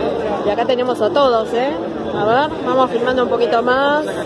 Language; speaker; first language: Spanish; native; Spanish